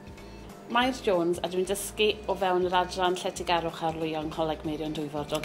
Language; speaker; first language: Welsh; native; Welsh